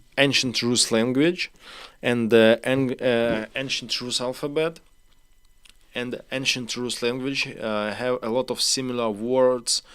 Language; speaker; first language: English; non-native, learner; Ukrainian